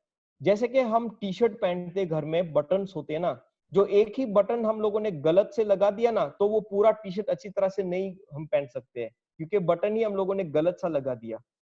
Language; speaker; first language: Hindi; native; Hindi